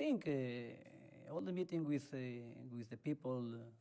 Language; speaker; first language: English; non-native, learner; Spanish